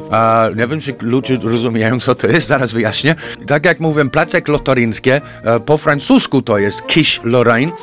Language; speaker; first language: Polish; non-native, fluent; English